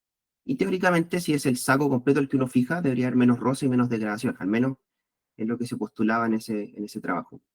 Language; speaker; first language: Spanish; native; Spanish